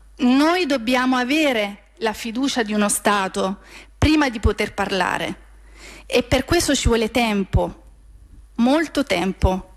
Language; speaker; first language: Italian; native; Italian